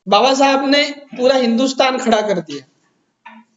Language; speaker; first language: Hindi; non-native, local second language; Marathi